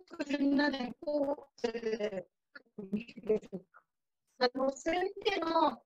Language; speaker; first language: Japanese; native; Japanese